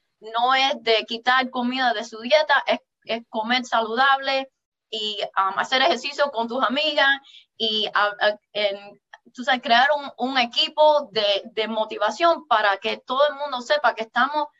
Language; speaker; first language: Spanish; early bilingual, heritage; English